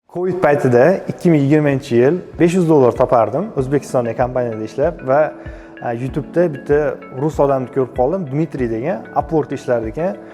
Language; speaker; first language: Uzbek; native; Uzbek